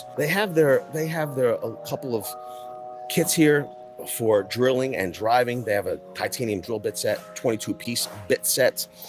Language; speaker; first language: English; native; English